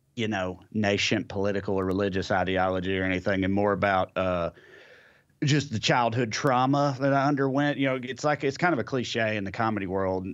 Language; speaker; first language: English; native; English